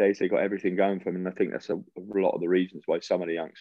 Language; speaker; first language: English; native; English